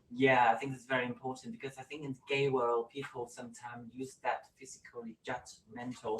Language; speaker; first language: English; non-native, learner; Thai